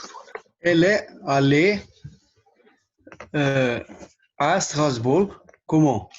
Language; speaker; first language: French; non-native, learner; Albanian